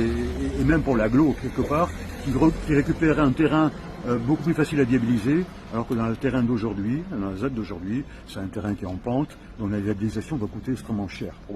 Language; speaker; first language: French; native; French